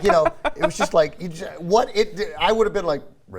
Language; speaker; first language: English; native; English